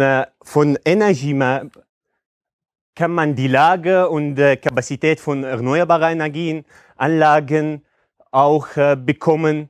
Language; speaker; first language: German; non-native, fluent; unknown